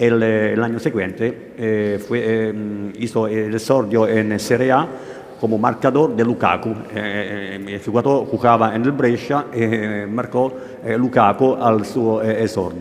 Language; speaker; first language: Spanish; non-native, learner; Italian